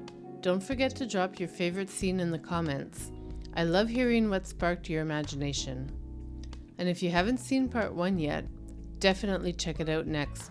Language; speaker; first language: English; native; English